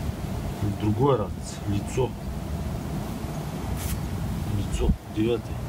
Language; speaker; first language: Russian; non-native, learner; Bulgarian